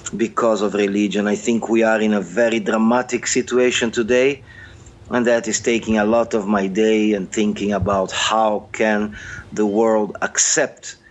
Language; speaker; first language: English; non-native, fluent; Portuguese